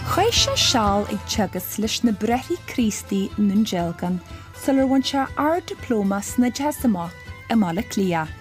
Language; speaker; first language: Irish; native; Irish